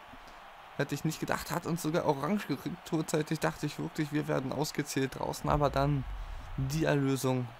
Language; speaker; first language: German; native; German